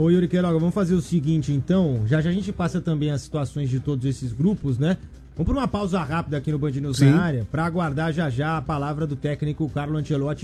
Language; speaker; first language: Portuguese; native; Portuguese